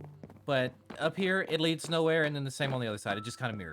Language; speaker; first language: English; native; English